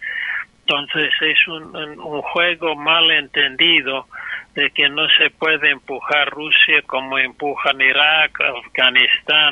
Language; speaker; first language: Spanish; non-native, fluent; English